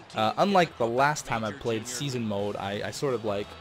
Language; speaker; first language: English; native; English